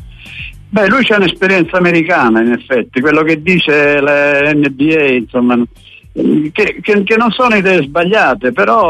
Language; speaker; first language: Italian; native; Italian